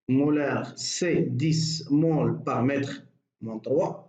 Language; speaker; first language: French; non-native, local second language; Arabic